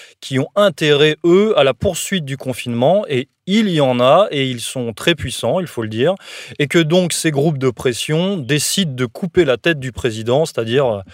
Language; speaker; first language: French; native; French